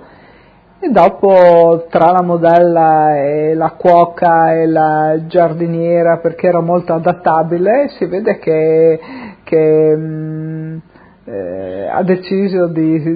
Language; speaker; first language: Italian; native; Italian